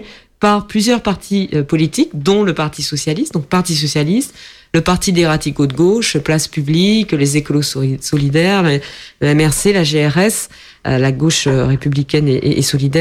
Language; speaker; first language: French; native; French